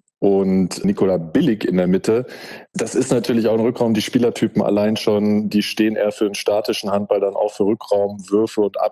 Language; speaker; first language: German; native; German